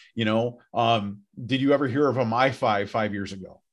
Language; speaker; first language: English; native; English